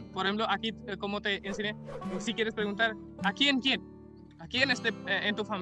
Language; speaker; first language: Spanish; non-native, learner; Hindi